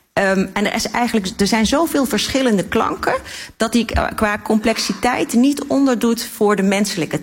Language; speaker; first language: Dutch; native; Dutch